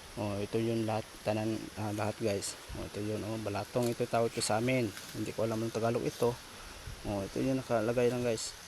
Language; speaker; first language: Filipino; non-native, local second language; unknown